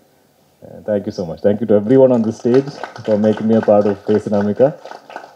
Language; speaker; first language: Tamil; non-native, local second language; Malayalam